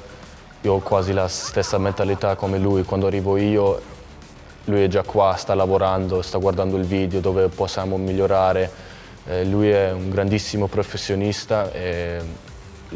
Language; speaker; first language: Italian; non-native, fluent; German